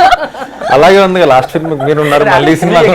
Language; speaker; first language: Telugu; native; Telugu